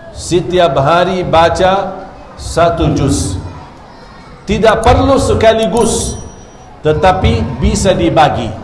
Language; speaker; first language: Malay; non-native, fluent; Arabic